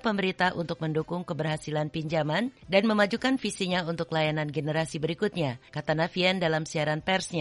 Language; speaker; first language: Indonesian; native; Indonesian